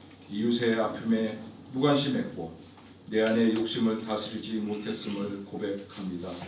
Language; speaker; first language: Korean; native; Korean